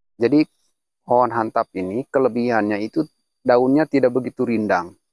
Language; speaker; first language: Indonesian; non-native, local second language; Sundanese